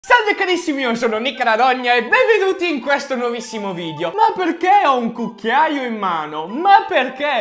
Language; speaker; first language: Italian; native; Italian